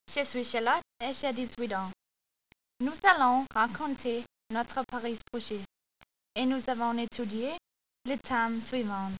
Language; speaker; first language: French; non-native, learner; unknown